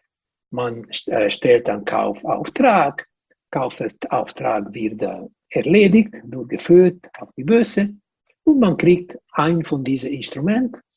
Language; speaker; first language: German; non-native, local second language; Italian